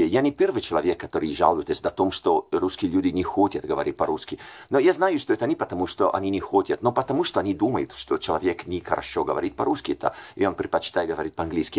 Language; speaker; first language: Russian; non-native, fluent; Italian